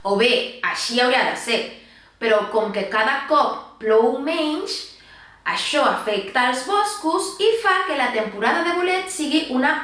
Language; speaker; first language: Catalan; non-native, local second language; Spanish